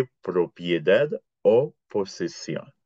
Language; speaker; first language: Spanish; non-native, fluent; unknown